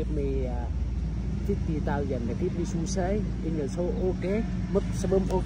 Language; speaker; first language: English; non-native, learner; Vietnamese